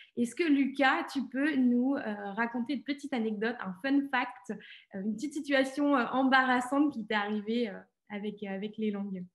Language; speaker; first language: French; native; French